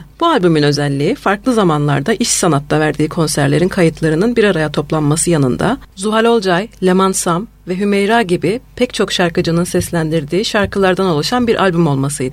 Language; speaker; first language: Turkish; native; Turkish